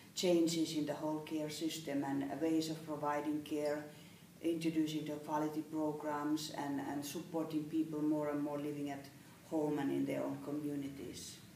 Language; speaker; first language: English; non-native, fluent; Finnish